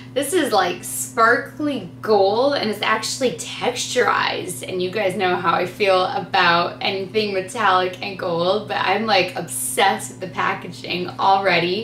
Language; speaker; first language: English; native; English